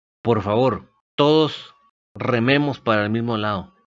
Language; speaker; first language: Spanish; native; Spanish